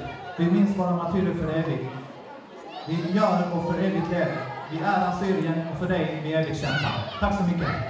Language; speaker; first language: Swedish; early bilingual, other home language; Assyrian Neo-Aramaic